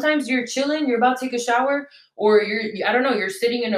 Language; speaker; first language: English; early bilingual, other home language; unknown